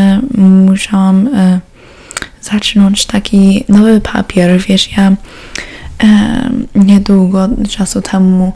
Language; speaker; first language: Polish; early bilingual, heritage; Polish